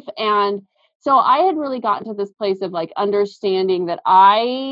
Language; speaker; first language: English; native; English